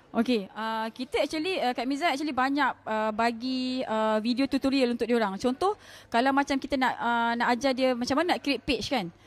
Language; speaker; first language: Malay; native; Malay